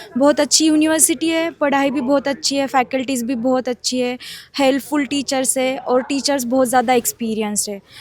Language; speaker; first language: Hindi; native; Hindi